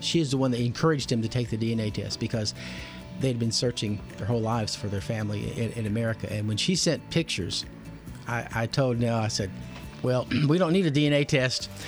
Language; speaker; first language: English; native; English